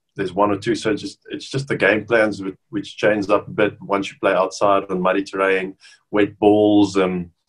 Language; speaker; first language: English; non-native, local second language; Afrikaans